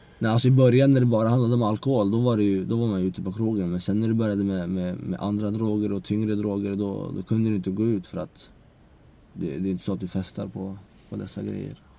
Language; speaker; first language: Swedish; early bilingual, other home language; Central Kurdish